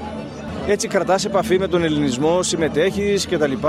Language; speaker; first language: Greek; native; Greek